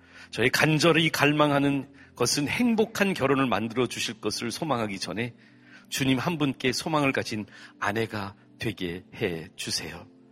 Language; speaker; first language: Korean; early bilingual, heritage; Korean